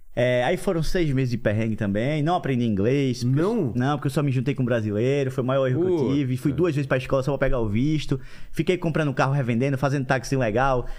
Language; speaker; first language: Portuguese; native; Portuguese